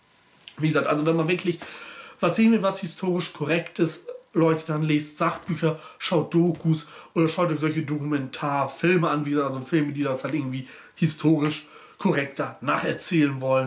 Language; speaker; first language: German; native; German